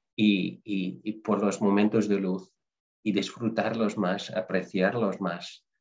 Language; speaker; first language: Spanish; non-native, fluent; Dutch